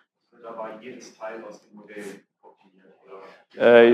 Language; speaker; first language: German; native; German